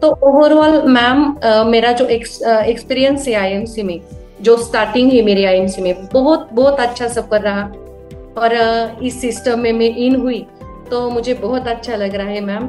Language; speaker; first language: Hindi; native; Hindi